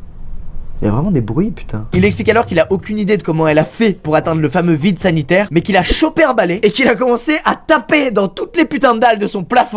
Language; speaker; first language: French; native; French